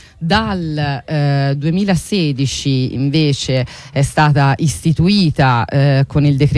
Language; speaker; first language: Italian; native; Italian